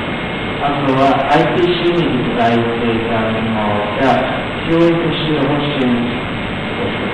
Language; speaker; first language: Japanese; non-native, learner; Thai